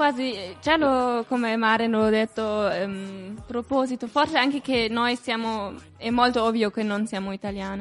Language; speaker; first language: Italian; non-native, learner; German